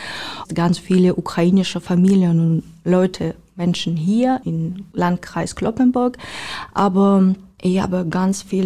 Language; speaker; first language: German; non-native, learner; Ukrainian